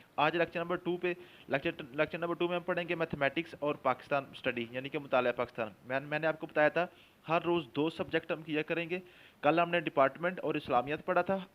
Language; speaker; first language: Urdu; non-native, local second language; Punjabi